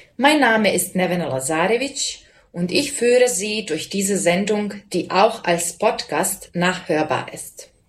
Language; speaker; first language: German; non-native, fluent; Serbian